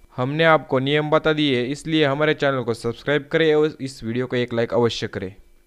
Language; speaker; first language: Hindi; non-native, local second language; Marathi